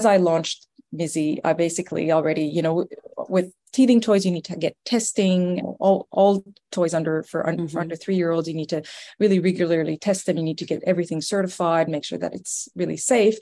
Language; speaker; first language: English; non-native, fluent; French